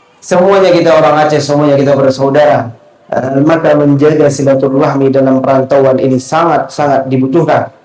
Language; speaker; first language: Malay; non-native, local second language; Achinese